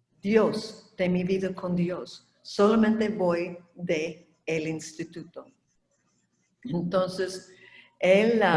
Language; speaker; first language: Spanish; non-native, fluent; English